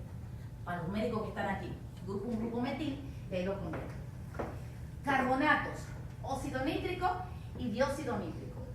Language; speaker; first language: Spanish; native; Spanish